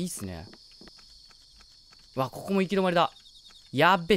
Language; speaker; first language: Japanese; native; Japanese